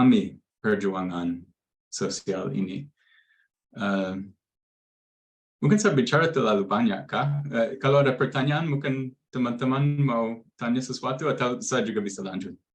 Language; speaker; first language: Indonesian; non-native, fluent; English